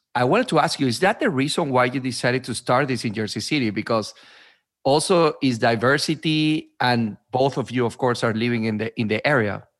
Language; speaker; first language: English; non-native, fluent; Spanish